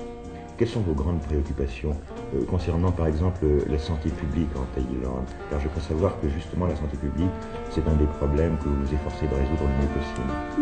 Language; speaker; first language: French; native; French